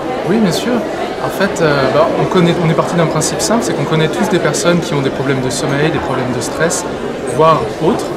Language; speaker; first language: French; native; French